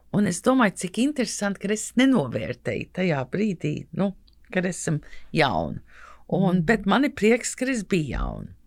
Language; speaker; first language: Latvian; early bilingual, heritage; Latvian